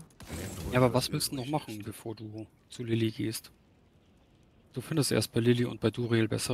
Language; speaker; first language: German; native; German